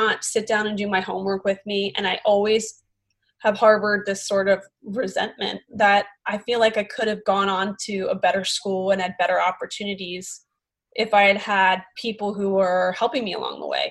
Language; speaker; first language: English; native; English